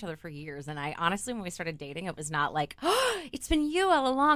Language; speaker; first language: English; native; English